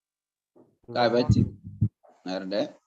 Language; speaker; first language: Turkish; non-native, learner; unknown